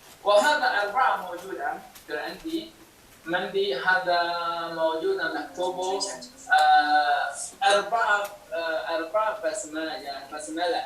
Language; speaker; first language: Arabic; non-native, fluent; Chinese